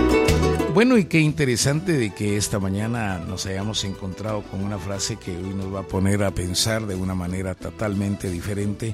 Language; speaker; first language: Spanish; native; Spanish